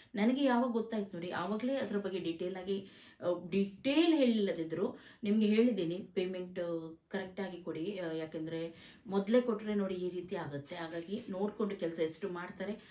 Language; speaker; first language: Kannada; native; Kannada